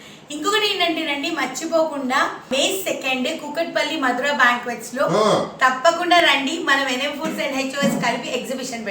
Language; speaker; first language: Telugu; native; Telugu